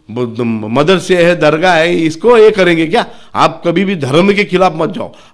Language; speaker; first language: Hindi; non-native, local second language; Marathi